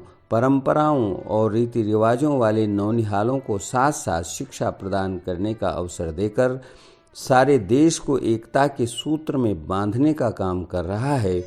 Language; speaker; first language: Hindi; native; Hindi